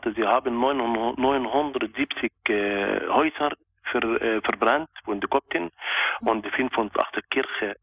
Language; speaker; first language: German; non-native, local second language; Arabic